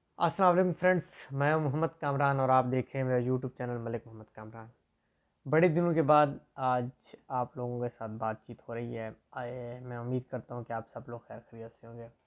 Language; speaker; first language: Urdu; non-native, local second language; Saraiki